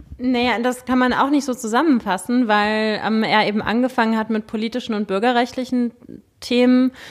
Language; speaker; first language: German; native; German